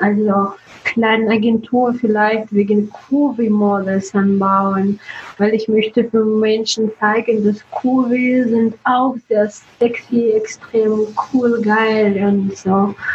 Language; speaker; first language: German; non-native, learner; Russian